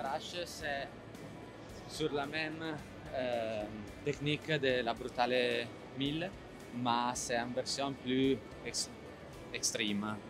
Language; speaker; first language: French; non-native, learner; Italian